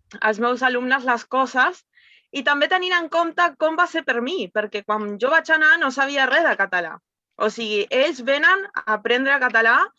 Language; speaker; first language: Catalan; early bilingual, heritage; Spanish